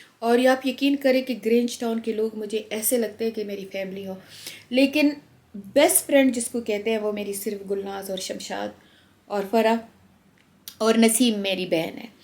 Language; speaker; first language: Urdu; non-native, local second language; Pashto